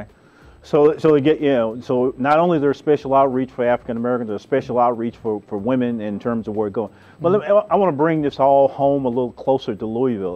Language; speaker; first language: English; native; English